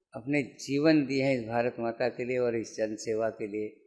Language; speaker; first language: Hindi; native; Hindi